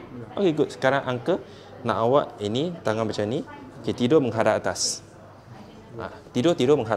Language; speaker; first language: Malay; non-native, local second language; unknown